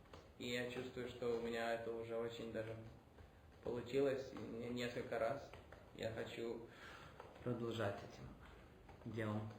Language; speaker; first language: Russian; early bilingual, heritage; Russian